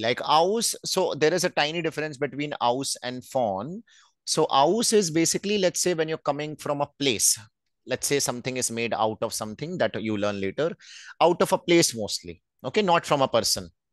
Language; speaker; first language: English; non-native, local second language; Hindi